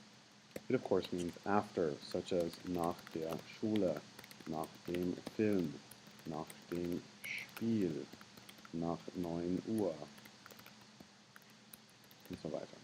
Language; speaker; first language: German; non-native, fluent; English